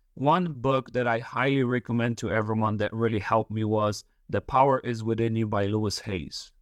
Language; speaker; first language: English; early bilingual, other home language; Polish